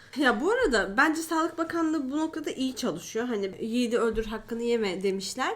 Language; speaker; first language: Turkish; native; Turkish